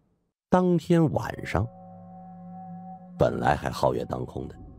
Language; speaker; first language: Chinese; native; Chinese